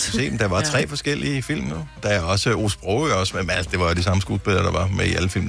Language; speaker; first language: Danish; native; Danish